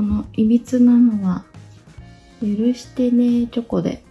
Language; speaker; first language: Japanese; native; Japanese